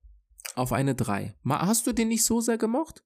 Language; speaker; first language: German; native; German